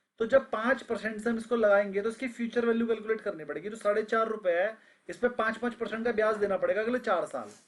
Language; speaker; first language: Hindi; native; Hindi